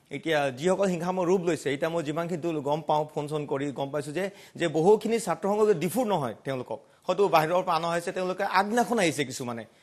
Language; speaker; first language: Assamese; non-native, local second language; Karbi